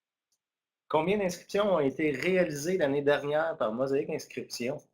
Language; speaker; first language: French; native; French